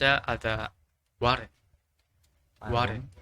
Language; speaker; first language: Indonesian; non-native, learner; Japanese